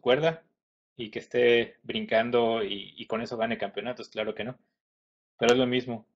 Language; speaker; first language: Spanish; native; Spanish